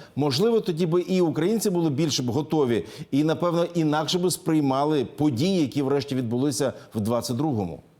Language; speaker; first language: Ukrainian; native; Ukrainian